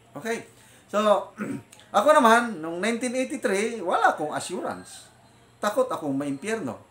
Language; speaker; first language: Filipino; non-native, local second language; Iloko